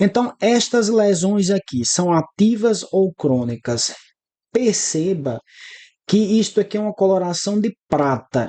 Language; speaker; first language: Portuguese; native; Portuguese